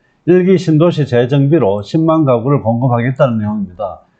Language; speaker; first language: Korean; native; Korean